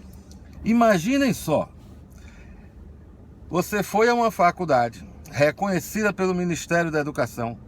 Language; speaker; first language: Portuguese; native; Portuguese